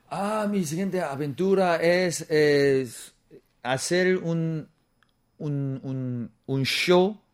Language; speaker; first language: Spanish; non-native, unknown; Korean